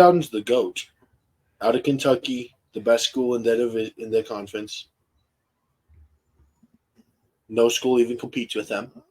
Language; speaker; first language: English; native; English